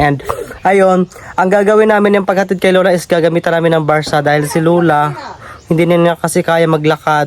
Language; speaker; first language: Filipino; non-native, local second language; Cebuano